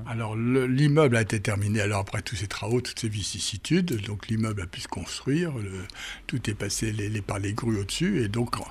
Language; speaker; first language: French; native; French